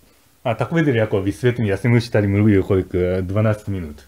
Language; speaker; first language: Czech; non-native, fluent; Japanese